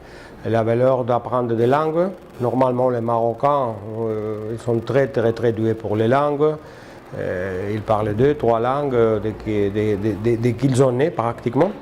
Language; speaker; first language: French; non-native, fluent; Spanish